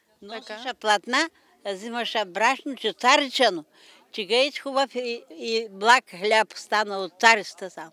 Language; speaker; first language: Bulgarian; native; Bulgarian